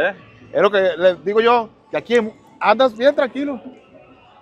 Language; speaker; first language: Spanish; native; Spanish